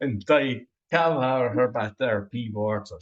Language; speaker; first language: Polish; non-native, learner; English